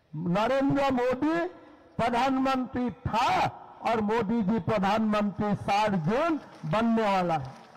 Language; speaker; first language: Hindi; non-native, local second language; Assamese